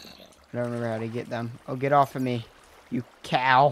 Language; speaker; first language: English; native; English